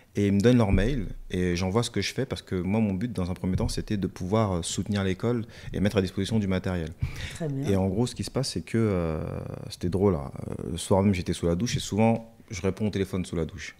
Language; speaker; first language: French; native; French